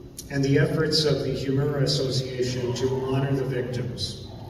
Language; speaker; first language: English; native; English